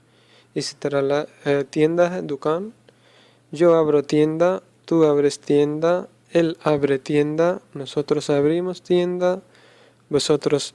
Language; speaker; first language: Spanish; non-native, learner; Urdu